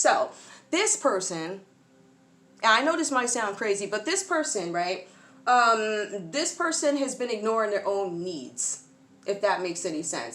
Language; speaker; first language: English; native; English